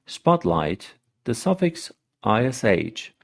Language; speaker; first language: English; non-native, fluent; Persian